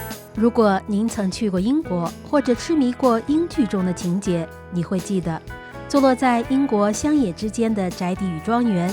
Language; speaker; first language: Chinese; native; Chinese